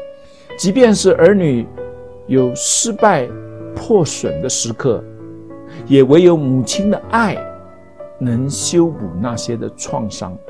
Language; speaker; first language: Chinese; native; Chinese